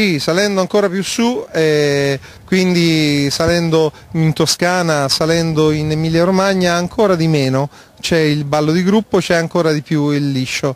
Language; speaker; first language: Italian; native; Italian